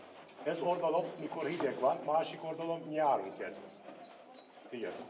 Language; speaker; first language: Hungarian; non-native, learner; Turkish